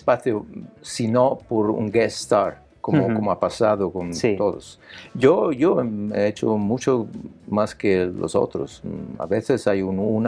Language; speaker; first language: Spanish; non-native, learner; Italian